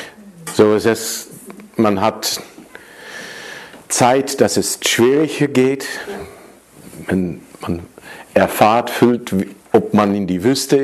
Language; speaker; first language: German; non-native, fluent; Dutch